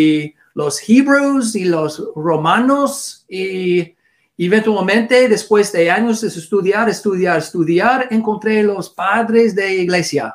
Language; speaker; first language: Spanish; non-native, learner; English